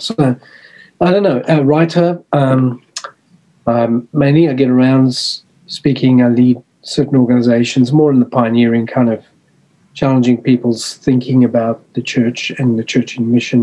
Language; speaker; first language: English; native; English